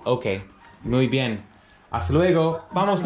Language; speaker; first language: Spanish; non-native, fluent; English